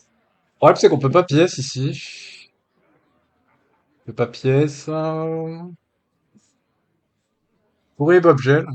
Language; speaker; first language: French; native; French